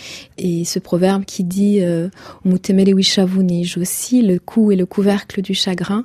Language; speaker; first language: French; non-native, local second language; Kinyarwanda